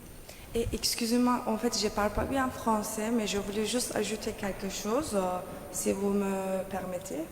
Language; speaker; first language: French; non-native, fluent; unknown